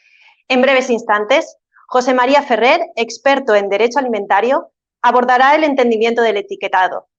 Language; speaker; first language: Spanish; native; Spanish